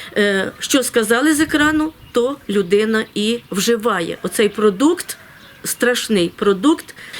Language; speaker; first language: Ukrainian; native; Ukrainian